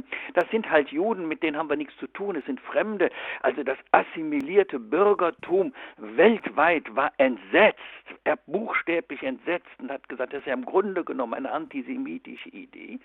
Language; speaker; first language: German; native; German